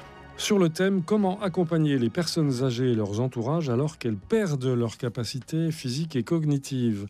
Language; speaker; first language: French; native; French